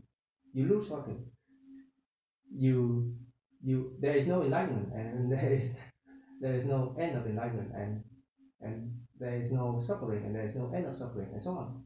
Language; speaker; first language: English; non-native, fluent; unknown